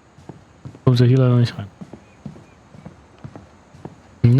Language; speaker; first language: German; native; German